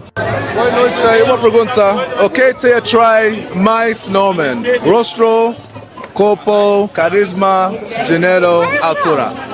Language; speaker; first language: Portuguese; non-native, learner; Spanish